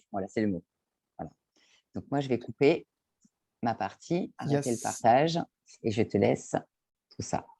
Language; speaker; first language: French; native; French